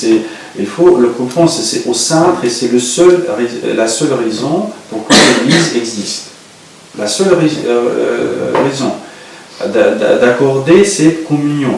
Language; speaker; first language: French; non-native, fluent; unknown